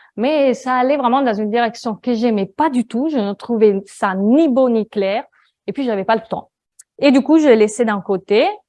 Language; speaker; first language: French; non-native, fluent; Italian